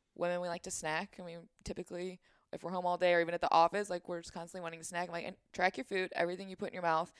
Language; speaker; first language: English; native; English